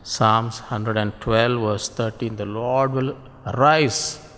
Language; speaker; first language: English; non-native, local second language; Tamil